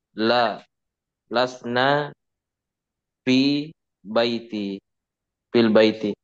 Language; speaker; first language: Arabic; non-native, learner; Indonesian